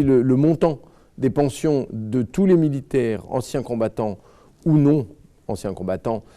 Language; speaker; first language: French; native; French